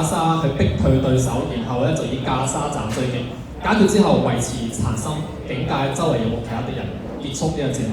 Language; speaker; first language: Cantonese; native; Cantonese